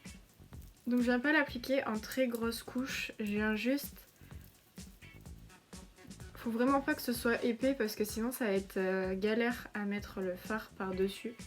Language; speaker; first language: French; native; French